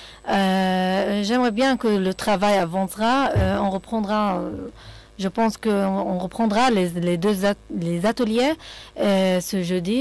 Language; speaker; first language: French; non-native, fluent; Arabic